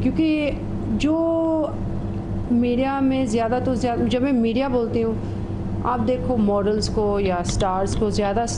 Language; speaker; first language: Hindi; non-native, fluent; English